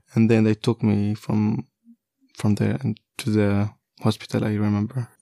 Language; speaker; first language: English; non-native, fluent; Kurdish